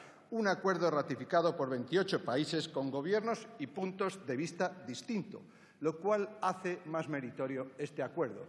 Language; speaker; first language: Spanish; native; Spanish